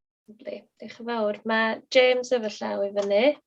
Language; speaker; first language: Welsh; native; Welsh